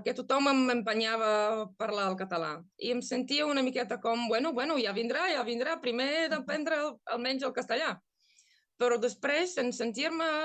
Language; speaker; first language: Catalan; non-native, fluent; Bulgarian